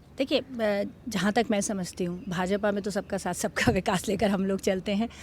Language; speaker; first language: Hindi; native; Hindi